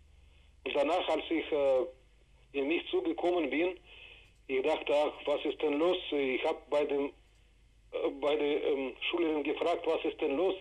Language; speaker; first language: German; non-native, fluent; Russian